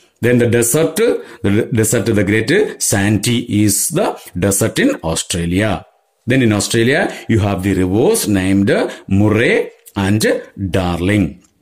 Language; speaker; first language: English; non-native, local second language; Malayalam